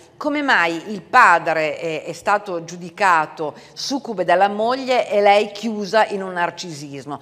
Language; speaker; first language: Italian; native; Italian